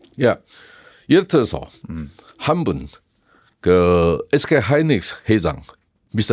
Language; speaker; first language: Korean; non-native, learner; Chinese